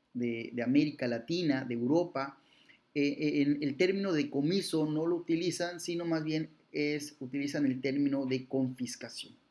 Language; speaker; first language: Spanish; native; Spanish